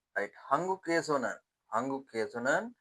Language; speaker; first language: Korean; non-native, fluent; Sinhala